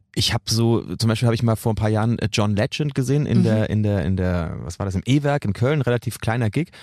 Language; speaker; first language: German; native; German